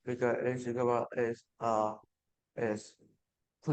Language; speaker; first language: English; non-native, learner; Vietnamese